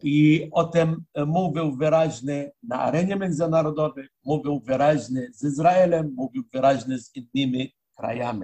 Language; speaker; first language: Polish; non-native, fluent; Arabic